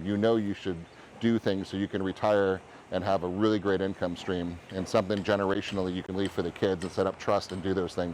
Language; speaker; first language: English; native; English